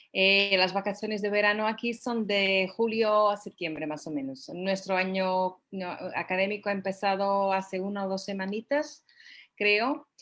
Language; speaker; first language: Spanish; non-native, fluent; Portuguese